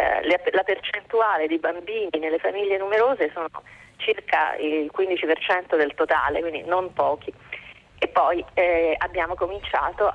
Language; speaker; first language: Italian; native; Italian